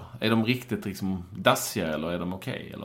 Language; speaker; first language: Swedish; native; Swedish